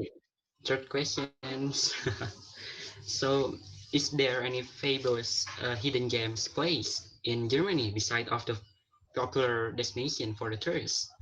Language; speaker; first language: English; non-native, learner; Indonesian